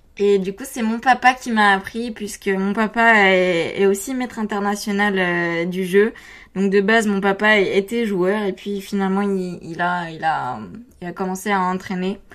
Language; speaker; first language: French; early bilingual, other home language; Romanian